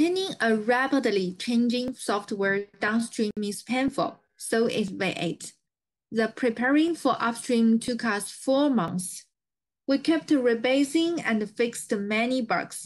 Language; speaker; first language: English; non-native, fluent; Chinese